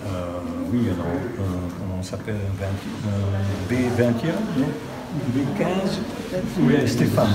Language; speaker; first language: French; non-native, local second language; Dutch